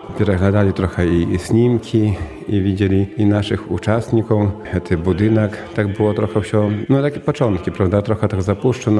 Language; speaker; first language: Polish; non-native, local second language; Belarusian